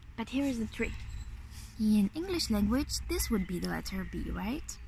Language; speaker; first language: English; non-native, fluent; Ukrainian